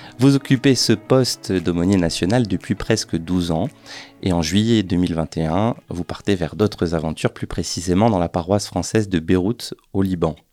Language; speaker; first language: French; native; French